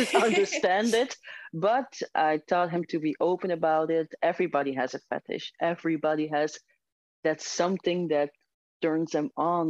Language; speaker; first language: English; non-native, fluent; Dutch